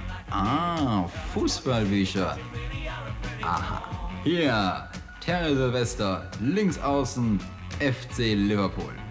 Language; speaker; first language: German; native; German